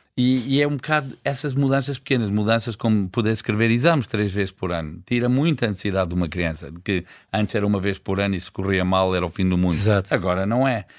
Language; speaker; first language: Portuguese; early bilingual, heritage; Portuguese